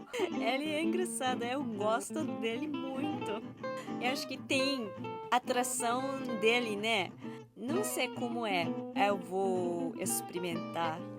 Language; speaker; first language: Portuguese; non-native, learner; Japanese